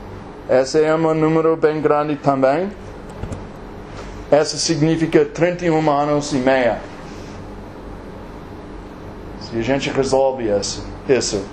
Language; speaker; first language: Portuguese; non-native, learner; English